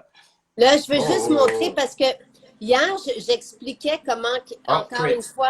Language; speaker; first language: French; native; French